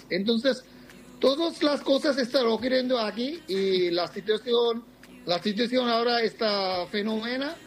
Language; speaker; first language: Spanish; non-native, fluent; Bangla